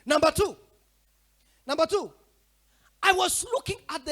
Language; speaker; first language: English; non-native, local second language; Swahili